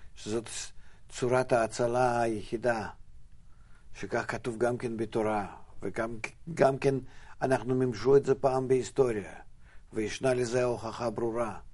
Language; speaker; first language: Hebrew; non-native, fluent; Russian